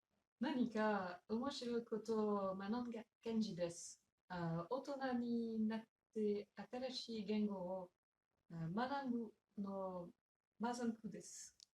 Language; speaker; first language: Japanese; non-native, learner; French